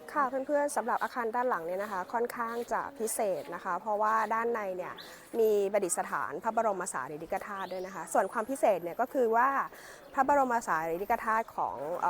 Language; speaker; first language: Thai; native; Thai